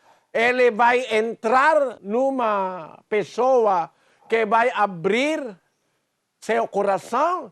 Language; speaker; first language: Portuguese; non-native, learner; Filipino